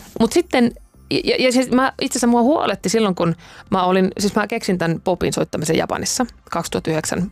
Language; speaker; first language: Finnish; native; Finnish